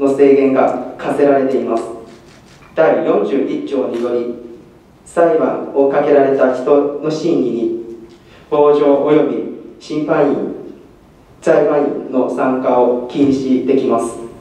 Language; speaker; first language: Japanese; non-native, fluent; Cantonese